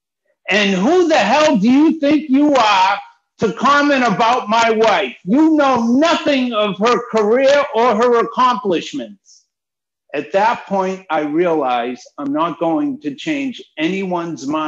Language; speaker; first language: English; native; English